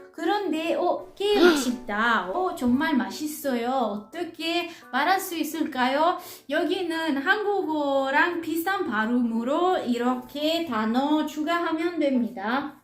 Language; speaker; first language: Korean; non-native, learner; Italian